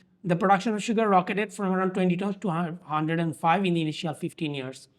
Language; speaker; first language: English; non-native, local second language; Bangla